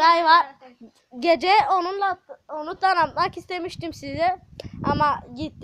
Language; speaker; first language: Turkish; native; Turkish